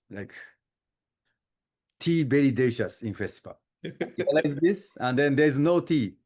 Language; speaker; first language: English; non-native, learner; Japanese